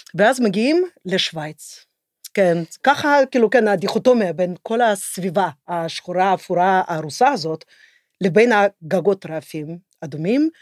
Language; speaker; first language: Hebrew; non-native, fluent; Russian